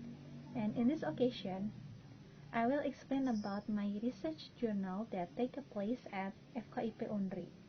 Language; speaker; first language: English; non-native, learner; Indonesian